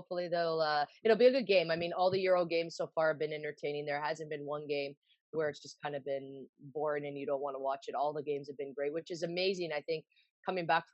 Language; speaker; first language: English; native; English